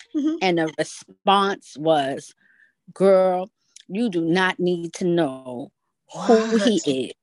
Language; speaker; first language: English; native; English